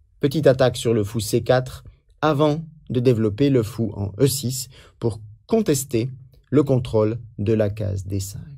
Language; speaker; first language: French; native; French